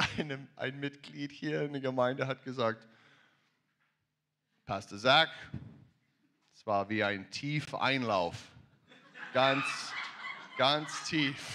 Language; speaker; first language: German; non-native, fluent; English